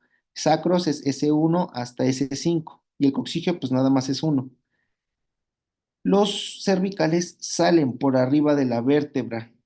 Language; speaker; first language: Spanish; native; Spanish